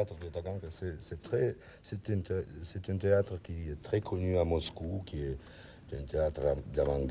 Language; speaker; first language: French; non-native, learner; Russian